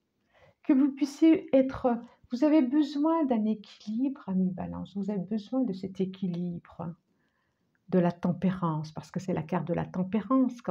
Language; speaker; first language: French; native; French